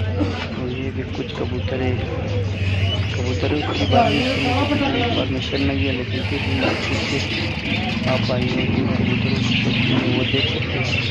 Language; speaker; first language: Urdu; non-native, local second language; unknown